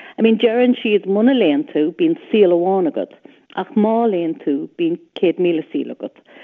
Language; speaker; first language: Irish; non-native, local second language; English